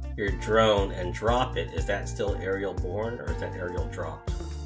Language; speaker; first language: English; native; English